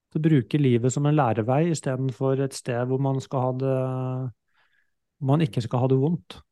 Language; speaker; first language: Norwegian; native; Norwegian